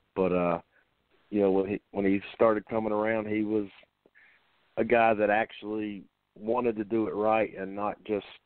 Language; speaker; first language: English; native; English